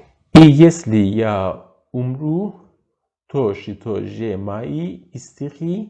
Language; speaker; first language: Russian; non-native, fluent; Persian